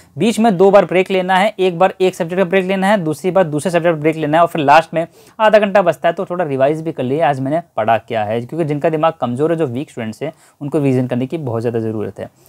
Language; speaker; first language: Hindi; native; Hindi